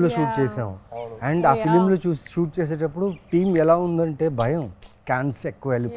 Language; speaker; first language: Telugu; native; Telugu